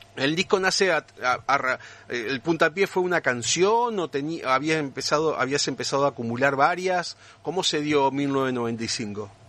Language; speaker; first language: Spanish; native; Spanish